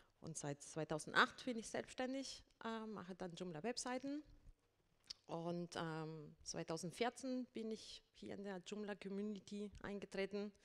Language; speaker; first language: German; non-native, fluent; Spanish